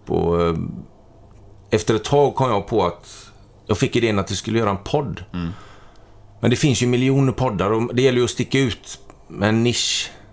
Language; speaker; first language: Swedish; native; Swedish